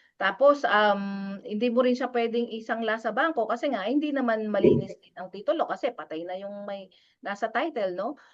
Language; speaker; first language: Filipino; non-native, local second language; Pampanga